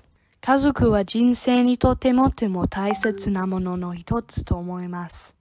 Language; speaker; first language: Japanese; non-native, learner; English